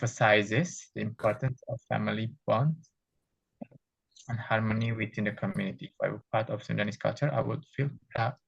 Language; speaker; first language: English; non-native, fluent; Indonesian